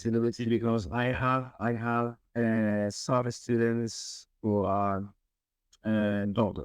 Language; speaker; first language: English; non-native, learner; Spanish